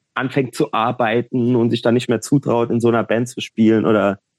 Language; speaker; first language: German; native; German